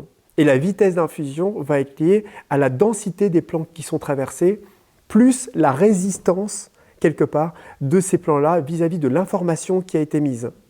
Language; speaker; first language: French; native; French